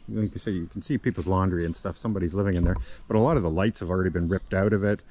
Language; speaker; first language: English; native; English